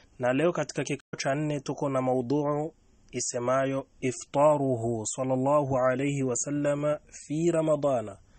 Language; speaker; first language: Swahili; native; Swahili